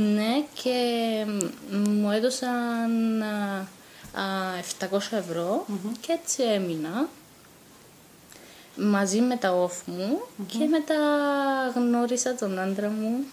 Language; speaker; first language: Greek; non-native, fluent; Bulgarian